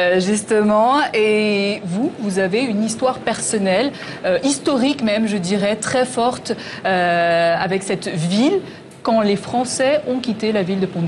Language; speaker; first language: French; native; French